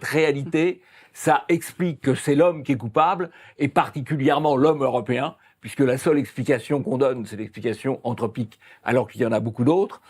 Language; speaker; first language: French; native; French